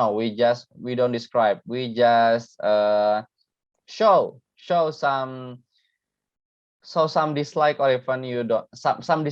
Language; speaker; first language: English; non-native, fluent; Indonesian